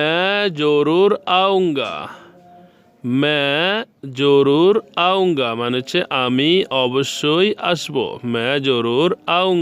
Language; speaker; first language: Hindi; non-native, learner; Bangla